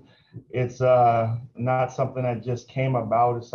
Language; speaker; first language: English; native; English